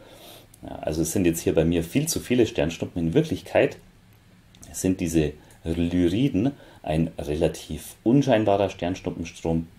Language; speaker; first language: German; native; German